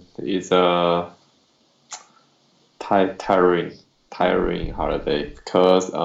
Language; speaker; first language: English; non-native, learner; Chinese